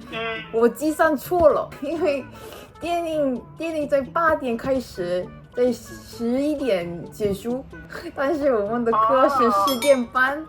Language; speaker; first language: Chinese; non-native, learner; Korean